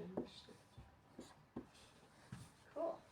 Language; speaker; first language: German; non-native, learner; English